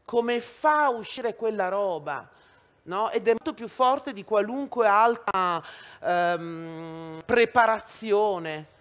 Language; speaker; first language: Italian; native; Italian